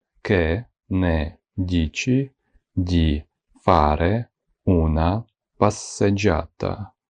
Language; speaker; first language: Italian; non-native, fluent; Ukrainian